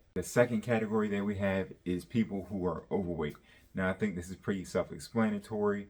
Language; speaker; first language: English; native; English